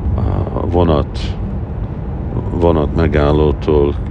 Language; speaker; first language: Hungarian; early bilingual, heritage; Hungarian